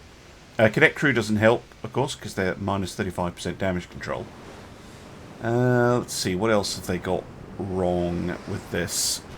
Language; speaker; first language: English; native; English